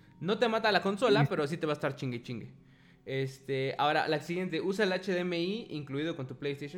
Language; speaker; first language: Spanish; native; Spanish